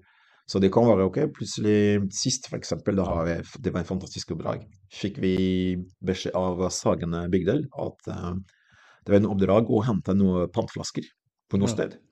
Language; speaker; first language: Norwegian; non-native, fluent; French